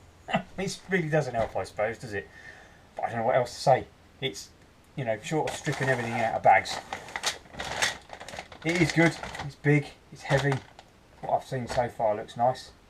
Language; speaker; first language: English; native; English